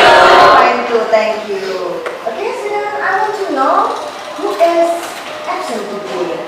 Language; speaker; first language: English; non-native, fluent; Indonesian